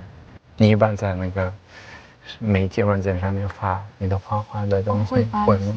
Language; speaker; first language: Chinese; non-native, fluent; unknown